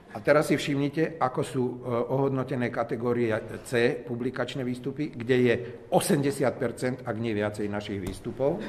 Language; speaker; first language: Slovak; native; Slovak